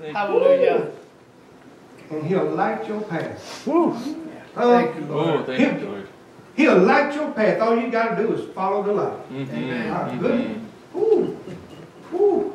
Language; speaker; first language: English; native; English